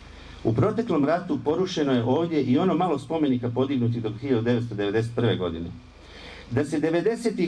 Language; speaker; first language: Croatian; native; Croatian